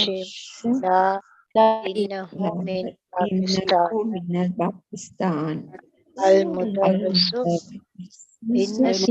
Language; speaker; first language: Arabic; non-native, learner; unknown